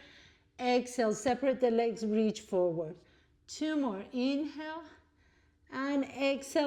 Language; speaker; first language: English; native; English